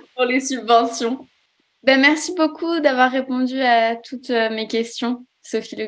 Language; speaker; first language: French; native; French